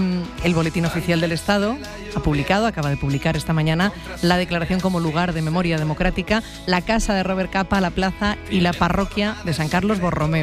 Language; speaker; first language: Spanish; native; Spanish